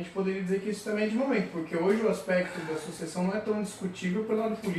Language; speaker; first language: Portuguese; native; Portuguese